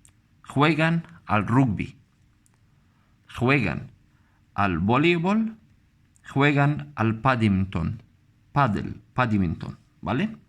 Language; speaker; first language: Spanish; non-native, fluent; Arabic